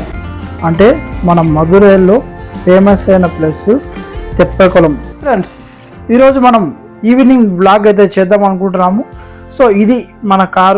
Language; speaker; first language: Telugu; native; Telugu